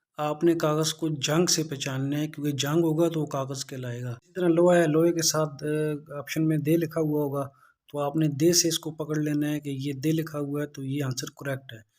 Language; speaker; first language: Urdu; non-native, local second language; Punjabi